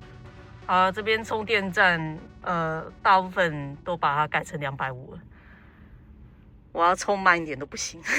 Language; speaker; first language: Chinese; native; Chinese